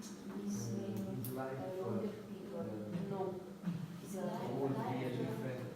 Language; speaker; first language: English; non-native, learner; Italian